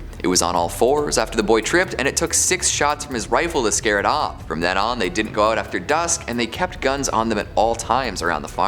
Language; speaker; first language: English; native; English